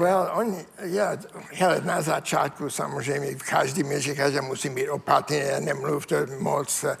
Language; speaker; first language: Czech; non-native, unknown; English